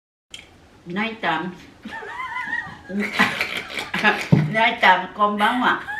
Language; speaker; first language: English; non-native, learner; Japanese